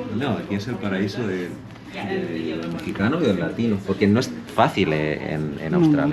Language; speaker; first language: Spanish; native; Spanish